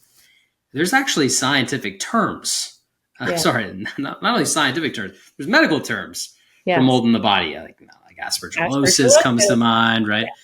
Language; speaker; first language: English; native; English